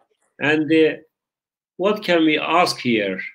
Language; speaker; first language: English; non-native, fluent; Turkish